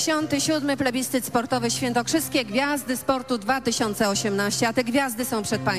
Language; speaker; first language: Polish; native; Polish